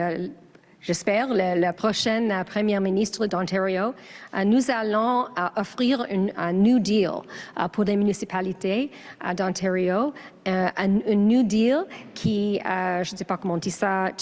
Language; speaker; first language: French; non-native, learner; English